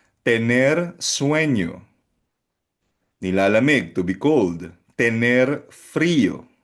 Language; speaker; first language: Spanish; non-native, fluent; Filipino